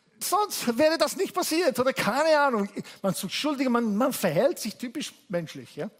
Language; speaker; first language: German; non-native, fluent; Italian